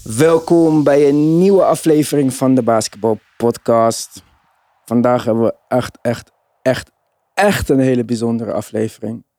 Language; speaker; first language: Dutch; native; Dutch